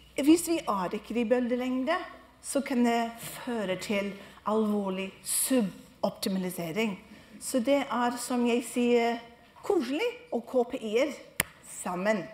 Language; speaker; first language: Norwegian; non-native, fluent; English